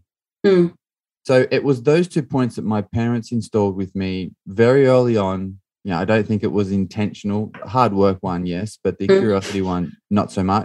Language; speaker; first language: English; native; English